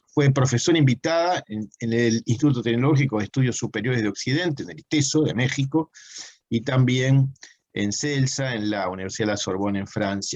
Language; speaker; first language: Spanish; native; Spanish